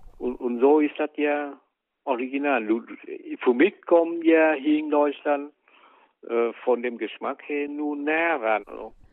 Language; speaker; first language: German; non-native, fluent; Vietnamese